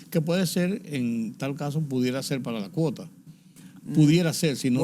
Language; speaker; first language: Spanish; native; Spanish